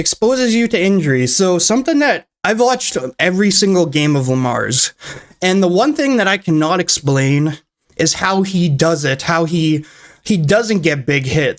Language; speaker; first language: English; native; English